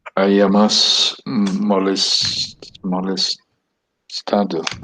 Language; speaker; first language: Spanish; non-native, learner; English